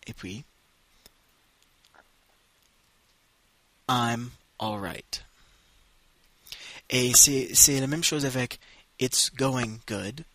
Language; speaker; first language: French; non-native, fluent; English